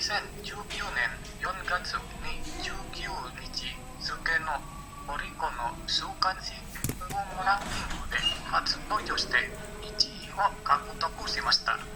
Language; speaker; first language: Japanese; non-native, learner; Indonesian